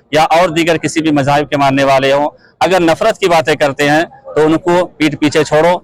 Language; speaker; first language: Urdu; native; Urdu